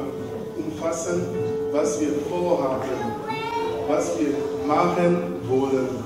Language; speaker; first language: German; non-native, learner; French